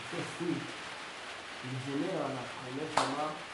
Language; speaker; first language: French; non-native, learner; Kinyarwanda